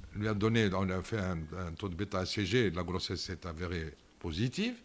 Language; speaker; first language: French; non-native, local second language; Arabic